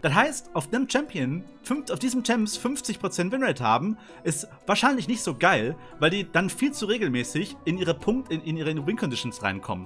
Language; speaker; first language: German; native; German